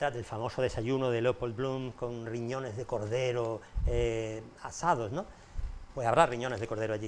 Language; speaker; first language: Spanish; native; Spanish